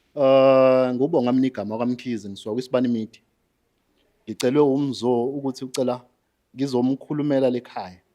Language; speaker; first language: Zulu; native; Zulu